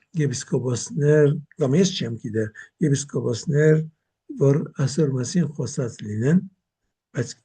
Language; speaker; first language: Armenian; early bilingual, heritage; Armenian